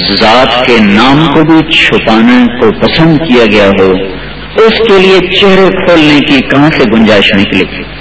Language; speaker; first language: Urdu; non-native, local second language; Punjabi